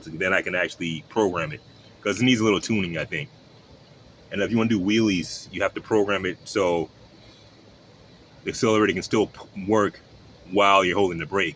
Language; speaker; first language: English; native; English